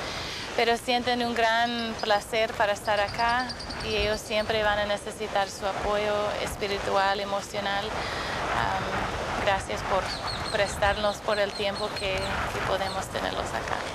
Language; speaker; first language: Spanish; non-native, fluent; English